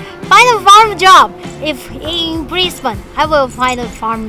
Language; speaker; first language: English; non-native, learner; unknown